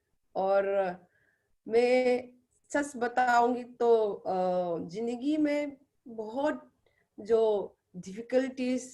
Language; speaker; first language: Hindi; non-native, local second language; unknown